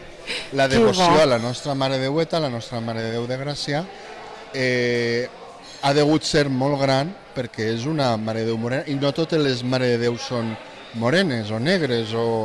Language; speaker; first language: Catalan; native; Catalan